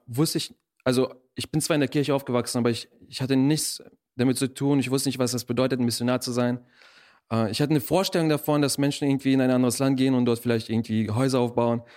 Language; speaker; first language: German; early bilingual, other home language; Russian